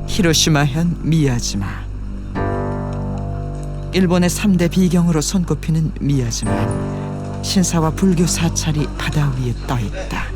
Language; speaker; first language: Korean; native; Korean